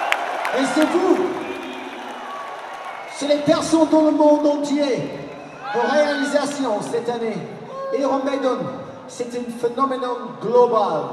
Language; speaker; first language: French; non-native, learner; English